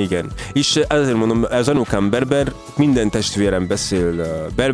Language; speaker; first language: Hungarian; non-native, learner; Arabic